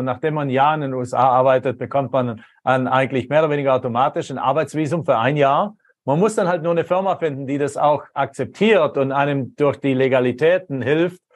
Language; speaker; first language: German; native; German